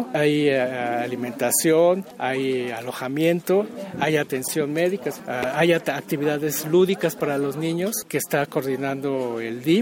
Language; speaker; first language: Spanish; native; Spanish